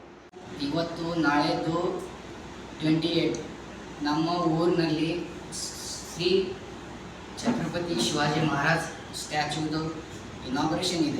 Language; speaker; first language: Kannada; non-native, local second language; Marathi